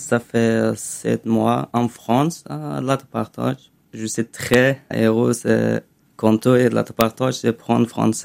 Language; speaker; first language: French; non-native, learner; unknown